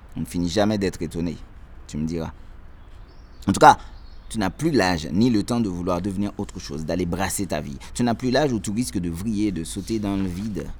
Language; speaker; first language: French; non-native, local second language; Haitian Creole